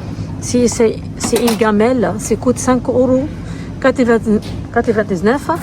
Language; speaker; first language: French; non-native, learner; Arabic